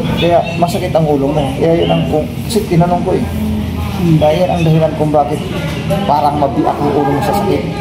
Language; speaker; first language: Filipino; native; Filipino